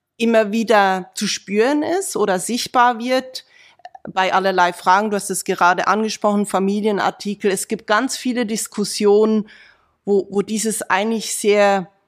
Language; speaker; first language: German; native; German